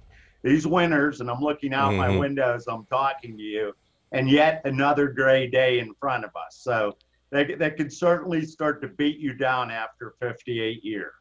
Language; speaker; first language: English; native; English